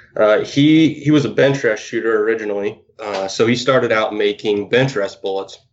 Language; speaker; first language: English; native; English